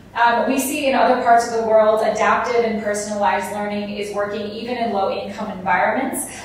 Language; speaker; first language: English; native; English